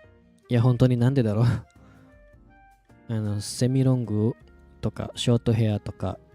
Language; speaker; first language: Japanese; non-native, fluent; Indonesian